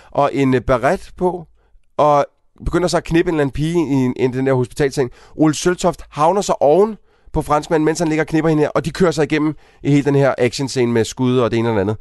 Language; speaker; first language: Danish; native; Danish